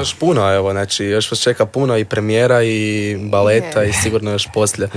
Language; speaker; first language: Serbian; native; Serbian